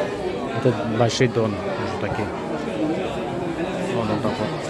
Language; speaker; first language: Russian; non-native, local second language; Azerbaijani